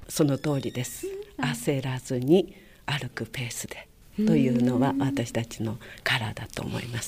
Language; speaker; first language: Japanese; native; Japanese